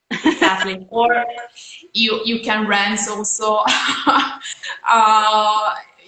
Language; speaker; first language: English; non-native, fluent; Italian